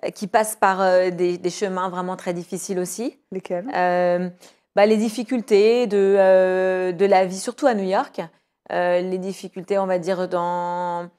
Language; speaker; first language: French; native; French